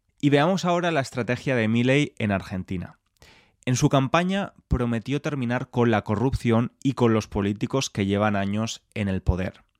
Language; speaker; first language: Spanish; native; Spanish